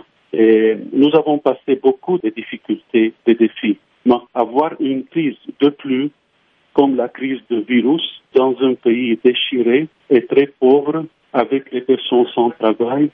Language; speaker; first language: French; non-native, fluent; Arabic